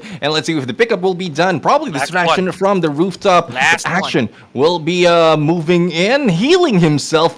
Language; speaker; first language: English; non-native, local second language; Filipino